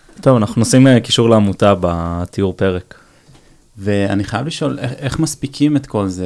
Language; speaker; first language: Hebrew; native; Hebrew